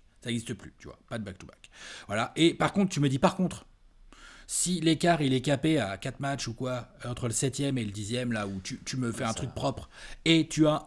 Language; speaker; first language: French; native; French